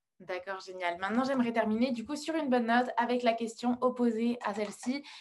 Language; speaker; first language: French; native; French